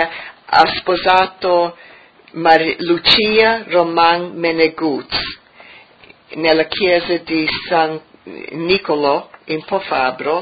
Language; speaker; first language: Italian; early bilingual, heritage; English